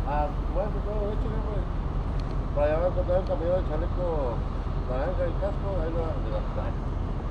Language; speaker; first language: Spanish; native; Spanish